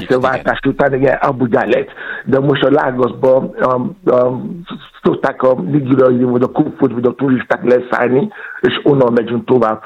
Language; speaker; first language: Hungarian; non-native, fluent; Yoruba